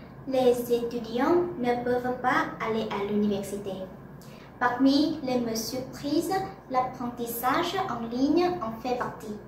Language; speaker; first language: French; non-native, learner; Vietnamese